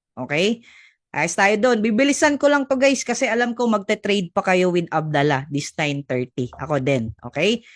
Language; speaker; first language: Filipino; non-native, local second language; Cebuano